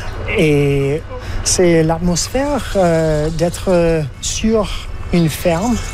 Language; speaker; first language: French; non-native, fluent; English